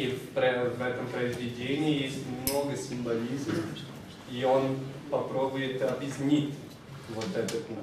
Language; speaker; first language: Russian; non-native, fluent; Portuguese